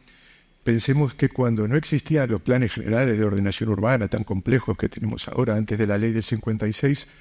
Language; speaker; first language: Spanish; native; Spanish